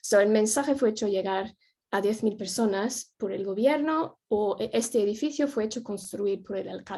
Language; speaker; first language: Spanish; non-native, fluent; English